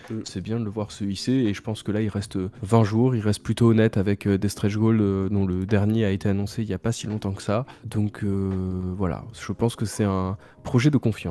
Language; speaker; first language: French; native; French